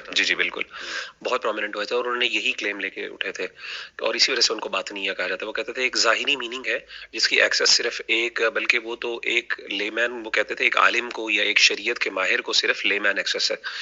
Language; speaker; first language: Urdu; native; Urdu